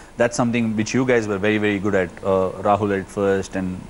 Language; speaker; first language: English; non-native, local second language; Tamil